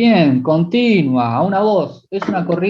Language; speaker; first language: Spanish; native; Spanish